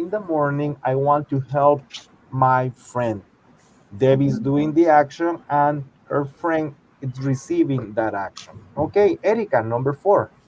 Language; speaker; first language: English; non-native, fluent; Spanish